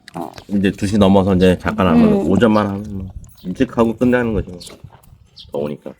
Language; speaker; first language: Korean; native; Korean